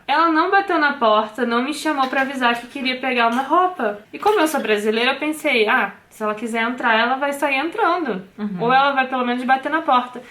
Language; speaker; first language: Portuguese; native; Portuguese